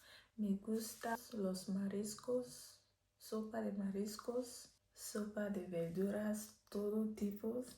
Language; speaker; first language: Spanish; non-native, learner; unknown